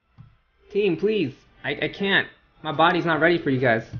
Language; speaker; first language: English; native; English